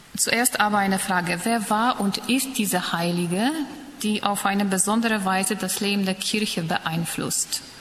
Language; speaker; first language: German; non-native, fluent; Polish